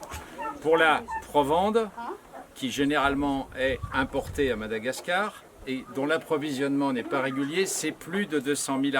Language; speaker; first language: French; native; French